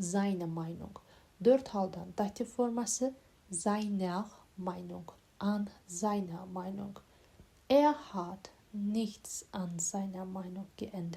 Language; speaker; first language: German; non-native, fluent; Azerbaijani